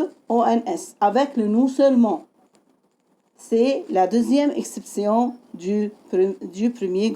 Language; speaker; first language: French; non-native, fluent; Arabic